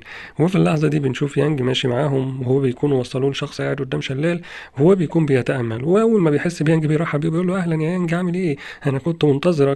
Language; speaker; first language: Arabic; native; Arabic